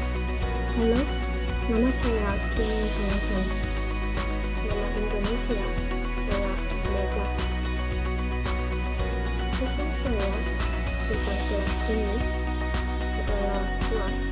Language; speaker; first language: Indonesian; non-native, learner; Korean